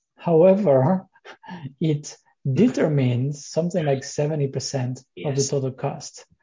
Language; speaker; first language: English; non-native, fluent; French